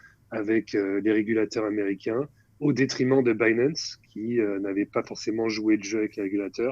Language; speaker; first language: French; native; French